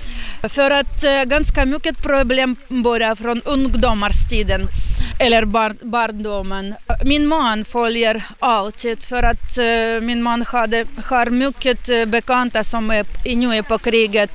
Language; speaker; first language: Swedish; non-native, learner; Ukrainian